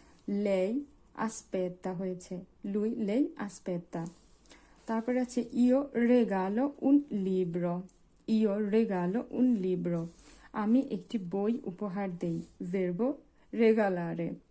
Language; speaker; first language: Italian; non-native, fluent; Bangla